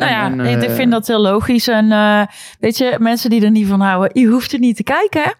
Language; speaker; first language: Dutch; native; Dutch